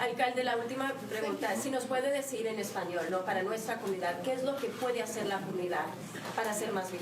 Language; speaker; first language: Spanish; non-native, learner; English